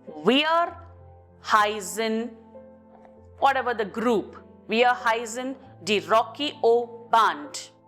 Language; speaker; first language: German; non-native, fluent; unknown